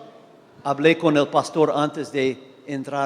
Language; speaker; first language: Spanish; non-native, fluent; English